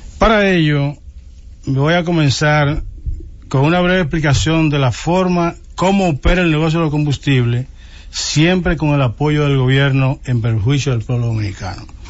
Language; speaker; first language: Spanish; native; Spanish